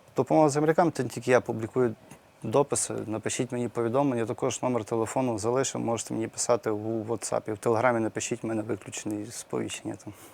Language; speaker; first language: Ukrainian; native; Ukrainian